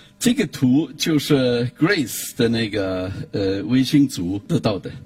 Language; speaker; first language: Chinese; non-native, fluent; German